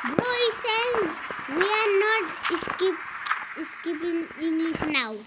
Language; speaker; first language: English; non-native, learner; Nepali